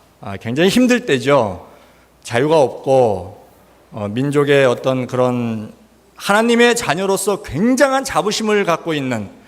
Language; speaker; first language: Korean; native; Korean